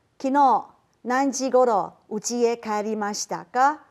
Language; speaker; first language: Japanese; non-native, fluent; Chinese